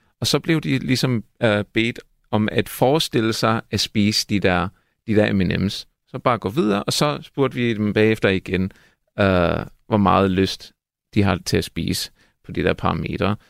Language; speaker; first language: Danish; non-native, fluent; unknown